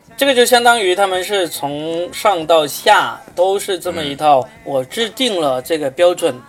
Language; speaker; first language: Chinese; native; Chinese